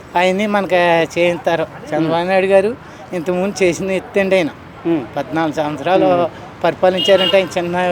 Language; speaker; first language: Telugu; native; Telugu